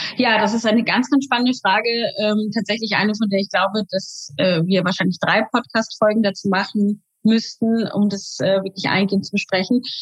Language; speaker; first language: German; native; German